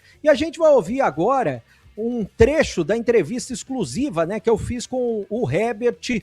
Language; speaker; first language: Portuguese; native; Portuguese